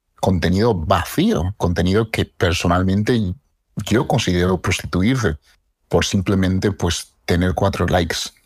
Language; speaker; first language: Spanish; native; Spanish